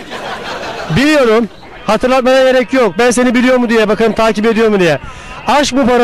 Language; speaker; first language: Turkish; native; Turkish